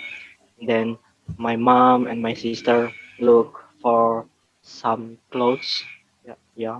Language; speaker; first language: English; non-native, learner; Indonesian